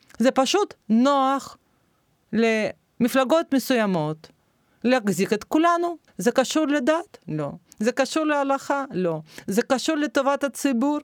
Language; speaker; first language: Hebrew; non-native, fluent; Russian